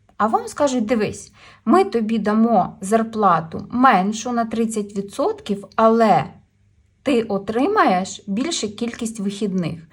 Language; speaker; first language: Ukrainian; non-native, local second language; Russian